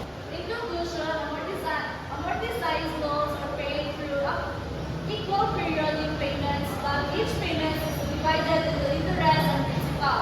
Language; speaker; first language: English; non-native, local second language; Cebuano